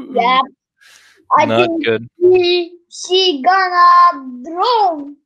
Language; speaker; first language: English; non-native, learner; Turkish